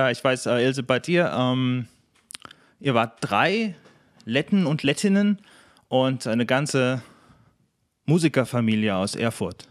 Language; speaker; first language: German; native; German